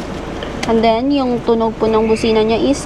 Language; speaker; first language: Filipino; non-native, local second language; Hiligaynon